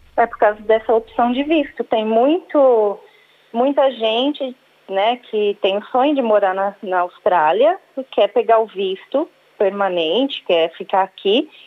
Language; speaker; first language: Portuguese; native; Portuguese